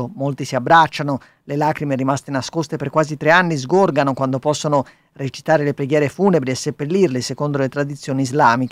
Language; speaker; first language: Italian; native; Italian